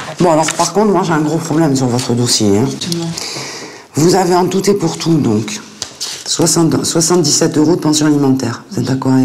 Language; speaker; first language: French; native; French